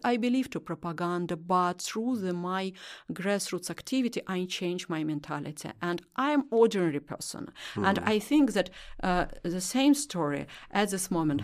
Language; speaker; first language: English; non-native, learner; Russian